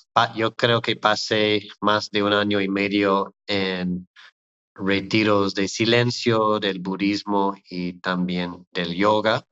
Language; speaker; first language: Spanish; non-native, fluent; English